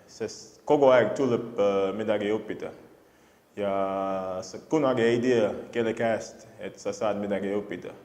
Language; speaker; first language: Estonian; non-native, fluent; English